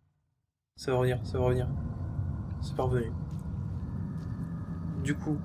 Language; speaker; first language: French; native; French